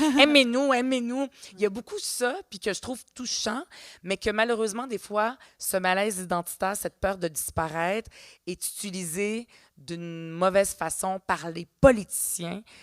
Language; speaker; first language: French; early bilingual, other home language; Arabic